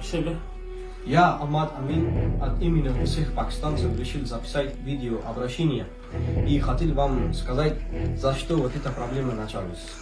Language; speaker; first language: Russian; non-native, learner; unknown